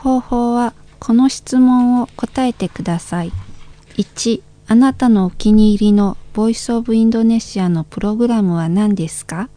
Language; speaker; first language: Japanese; non-native, fluent; Indonesian